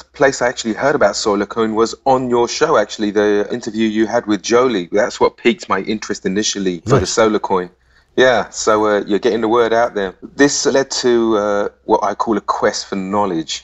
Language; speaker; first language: English; native; English